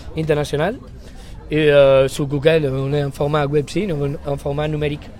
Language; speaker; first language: French; non-native, fluent; Spanish